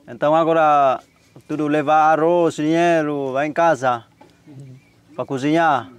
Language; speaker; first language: Portuguese; non-native, learner; Vietnamese